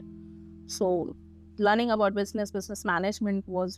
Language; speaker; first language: English; non-native, local second language; Hindi